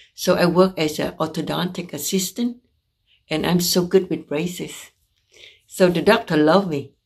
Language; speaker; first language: English; non-native, fluent; Vietnamese